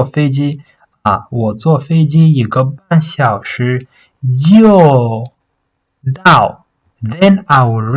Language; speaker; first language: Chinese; non-native, fluent; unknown